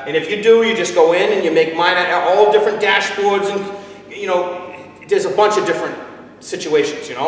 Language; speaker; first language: English; native; English